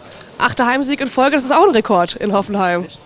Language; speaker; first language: German; native; German